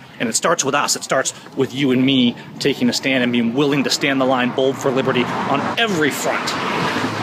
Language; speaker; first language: English; native; English